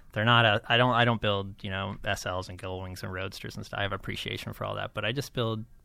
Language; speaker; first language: English; native; English